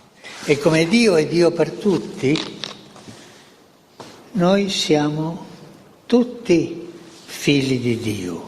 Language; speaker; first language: Italian; early bilingual, heritage; Spanish